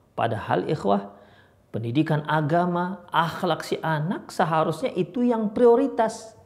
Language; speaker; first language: Indonesian; native; Indonesian